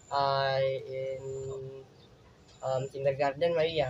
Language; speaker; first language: English; non-native, learner; Indonesian